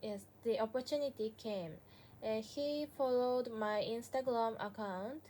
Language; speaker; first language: English; non-native, learner; Japanese